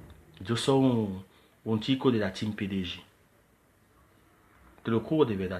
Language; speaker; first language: Spanish; non-native, learner; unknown